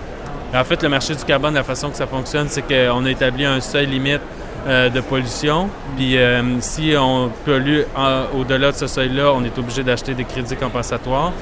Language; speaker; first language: French; native; French